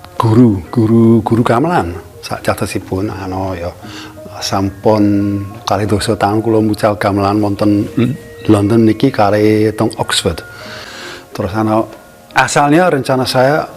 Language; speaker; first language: Javanese; non-native, fluent; English